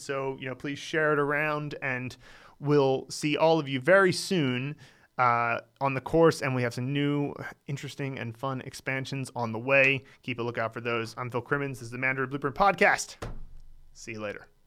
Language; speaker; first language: English; native; English